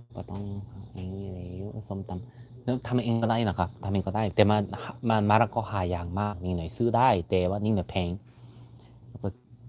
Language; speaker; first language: Thai; non-native, learner; Korean